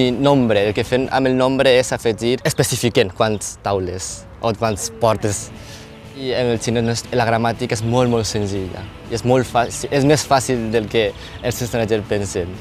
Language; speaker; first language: Catalan; non-native, local second language; Chinese